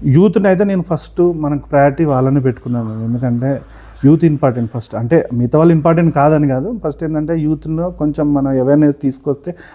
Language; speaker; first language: Telugu; native; Telugu